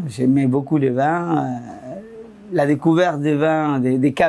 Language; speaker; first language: French; non-native, fluent; Spanish